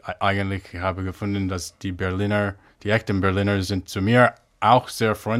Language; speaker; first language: German; non-native, fluent; English